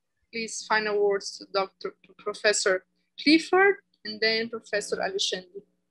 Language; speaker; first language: English; non-native, fluent; Portuguese